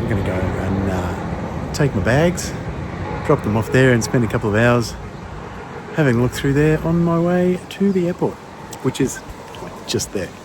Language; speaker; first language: English; native; English